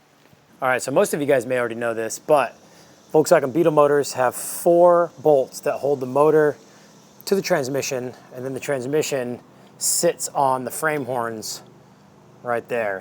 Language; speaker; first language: English; native; English